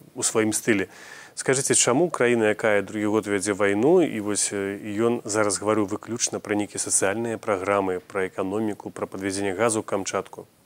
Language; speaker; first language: Belarusian; native; Belarusian